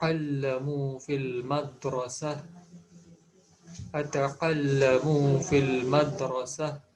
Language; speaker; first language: Arabic; non-native, fluent; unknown